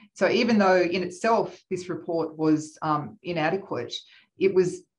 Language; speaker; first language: English; native; English